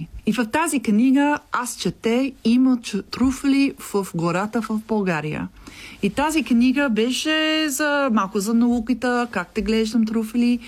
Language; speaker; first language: Bulgarian; non-native, learner; English